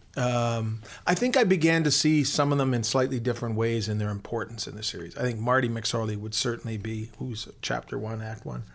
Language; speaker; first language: English; native; English